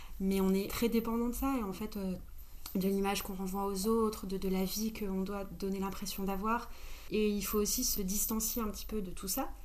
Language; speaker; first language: French; native; French